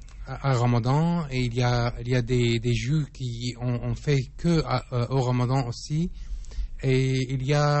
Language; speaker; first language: French; non-native, learner; Arabic